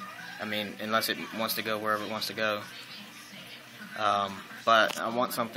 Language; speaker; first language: English; native; English